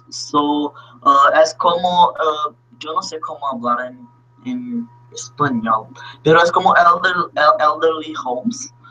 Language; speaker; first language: Spanish; non-native, learner; Portuguese